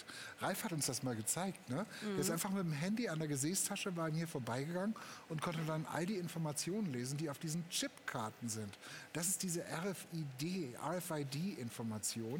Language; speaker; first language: German; native; German